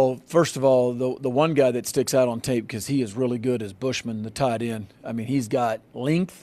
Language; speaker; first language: English; native; English